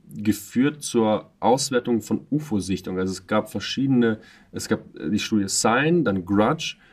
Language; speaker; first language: German; non-native, fluent; Russian